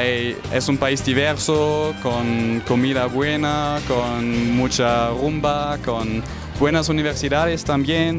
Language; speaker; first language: Spanish; non-native, fluent; German